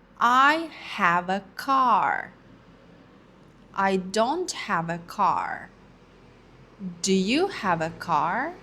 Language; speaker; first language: English; non-native, fluent; Ukrainian